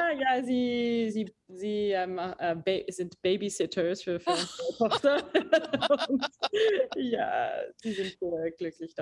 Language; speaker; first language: German; non-native, learner; English